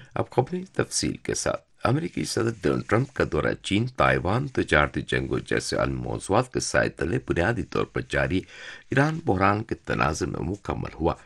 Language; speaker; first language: Urdu; non-native, fluent; Turkish